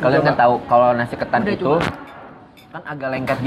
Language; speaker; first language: Indonesian; native; Indonesian